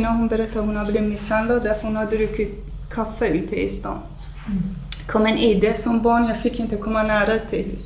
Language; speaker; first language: Swedish; non-native, fluent; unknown